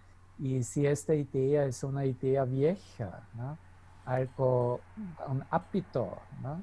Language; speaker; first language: Spanish; non-native, fluent; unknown